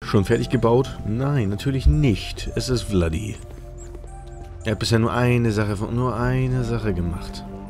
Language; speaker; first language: German; native; German